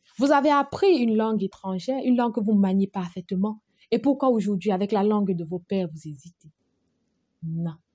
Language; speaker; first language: French; non-native, local second language; Fula